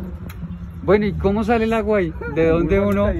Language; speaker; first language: Spanish; native; Spanish